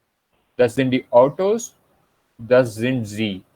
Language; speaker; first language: German; non-native, fluent; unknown